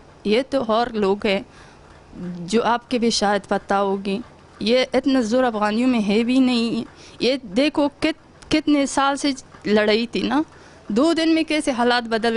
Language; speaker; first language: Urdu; non-native, learner; Pashto